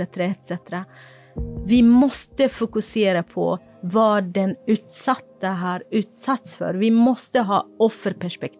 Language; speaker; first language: Swedish; non-native, fluent; Kurdish